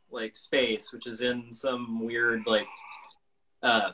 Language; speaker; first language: English; native; English